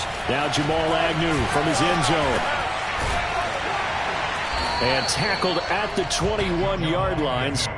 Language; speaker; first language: English; native; English